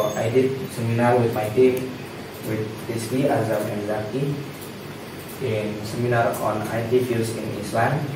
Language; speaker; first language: English; non-native, learner; Indonesian